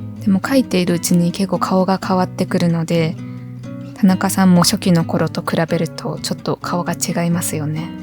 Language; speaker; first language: Japanese; native; Japanese